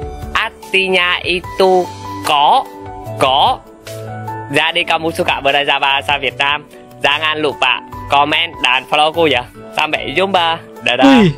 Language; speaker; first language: Indonesian; non-native, fluent; Vietnamese